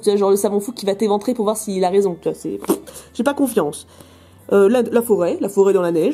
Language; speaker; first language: French; native; French